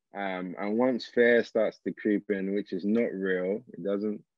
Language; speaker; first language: English; native; English